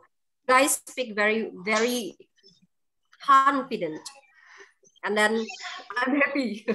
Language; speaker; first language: English; non-native, fluent; Indonesian